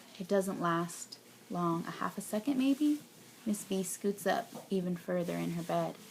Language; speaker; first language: English; native; English